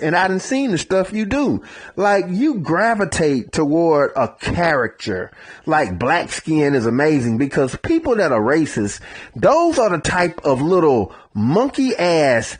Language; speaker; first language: English; native; English